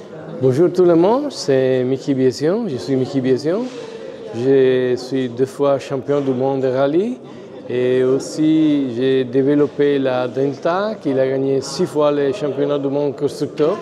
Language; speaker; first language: French; non-native, fluent; Italian